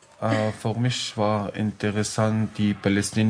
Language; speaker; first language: German; non-native, learner; Arabic